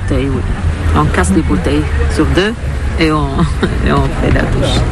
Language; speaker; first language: French; non-native, learner; Arabic